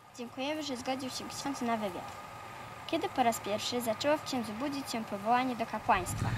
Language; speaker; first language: Polish; native; Polish